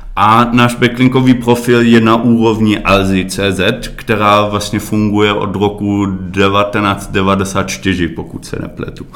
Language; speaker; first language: Czech; early bilingual, heritage; Czech